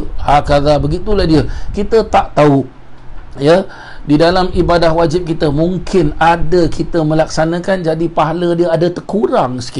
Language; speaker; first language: Malay; native; Malay